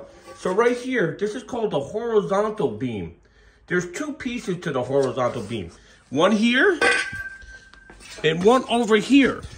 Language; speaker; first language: English; native; English